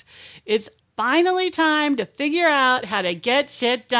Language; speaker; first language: English; native; English